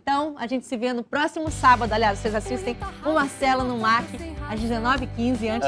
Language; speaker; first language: Portuguese; native; Portuguese